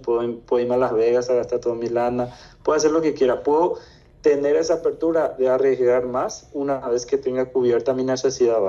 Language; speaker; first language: Spanish; native; Spanish